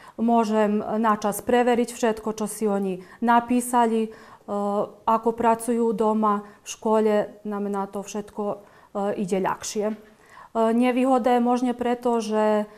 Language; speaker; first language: Slovak; native; Slovak